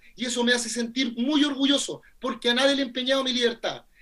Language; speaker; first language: Spanish; native; Spanish